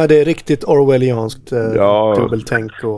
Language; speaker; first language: Swedish; native; Swedish